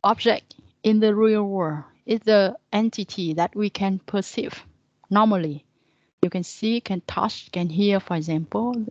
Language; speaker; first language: English; non-native, fluent; Vietnamese